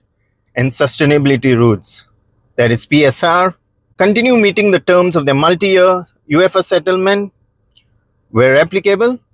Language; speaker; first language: English; non-native, local second language; Konkani